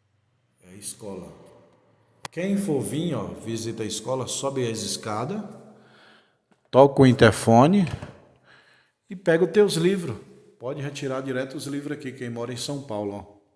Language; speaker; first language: Portuguese; native; Portuguese